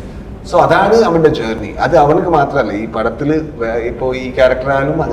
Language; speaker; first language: Malayalam; non-native, learner; Kannada